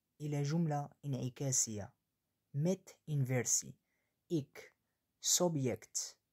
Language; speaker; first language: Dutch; non-native, fluent; Arabic